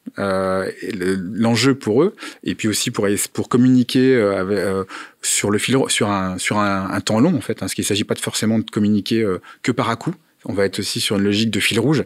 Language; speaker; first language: French; native; French